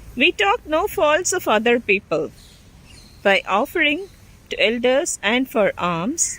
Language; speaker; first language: English; non-native, local second language; Tamil